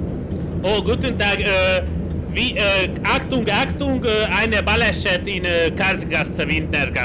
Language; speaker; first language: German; non-native, learner; Hungarian